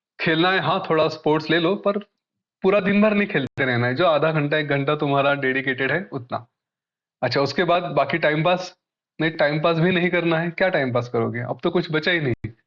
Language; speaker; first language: Hindi; non-native, local second language; Marathi